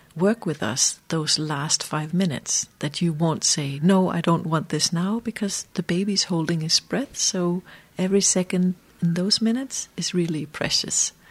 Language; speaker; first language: English; non-native, fluent; Danish